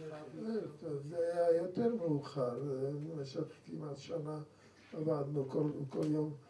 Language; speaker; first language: Hebrew; non-native, fluent; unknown